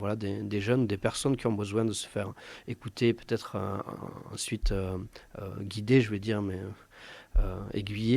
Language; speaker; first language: French; native; French